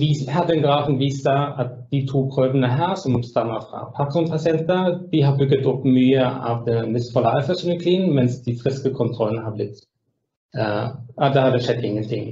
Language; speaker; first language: Norwegian; non-native, fluent; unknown